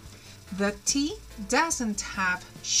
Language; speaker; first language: English; non-native, fluent; Spanish